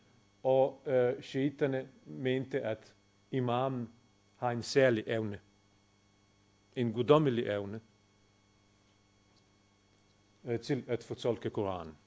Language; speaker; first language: Danish; non-native, fluent; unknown